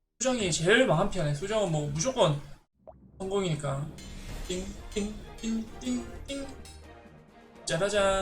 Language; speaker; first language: Korean; native; Korean